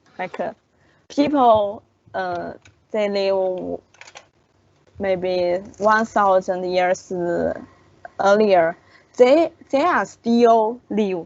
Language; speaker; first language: English; non-native, learner; Chinese